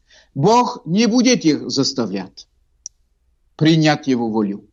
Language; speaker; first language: Russian; non-native, fluent; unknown